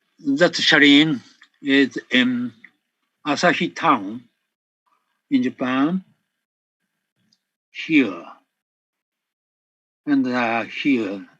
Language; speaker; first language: English; non-native, fluent; Japanese